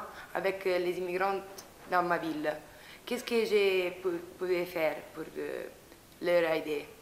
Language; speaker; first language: French; non-native, learner; Spanish